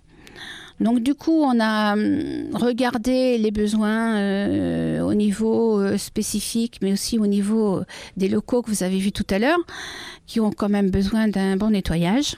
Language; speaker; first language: French; native; French